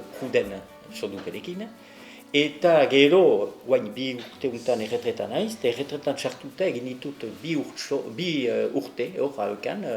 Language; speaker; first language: Basque; native; Basque